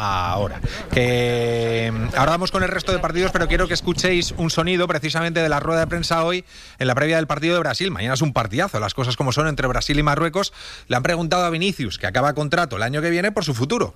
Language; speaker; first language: Spanish; native; Spanish